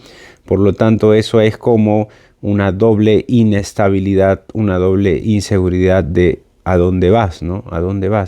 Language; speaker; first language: Spanish; native; Spanish